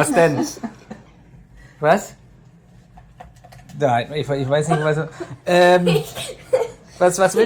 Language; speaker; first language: German; native; German